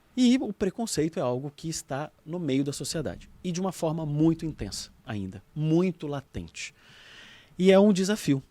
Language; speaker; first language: Portuguese; native; Portuguese